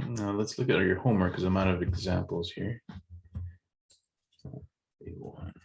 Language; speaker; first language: English; native; English